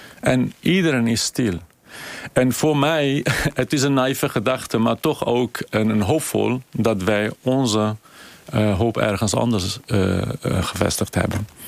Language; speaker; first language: Dutch; non-native, fluent; Kurdish